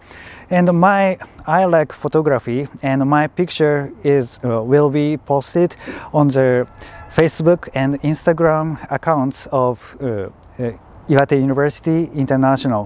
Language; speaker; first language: English; non-native, fluent; Japanese